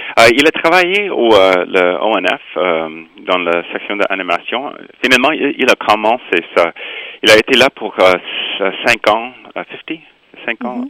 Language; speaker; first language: French; non-native, local second language; English